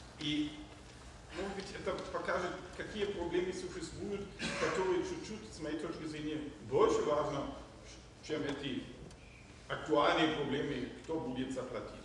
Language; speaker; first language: Russian; non-native, fluent; German